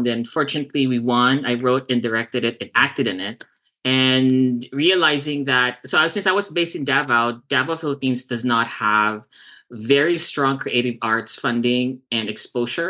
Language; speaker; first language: English; non-native, local second language; Cebuano